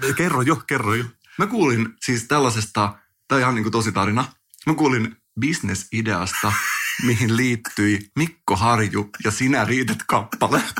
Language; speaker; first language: Finnish; native; Finnish